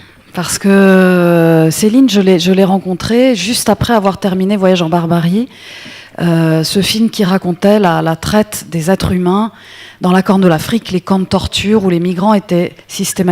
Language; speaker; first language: French; native; French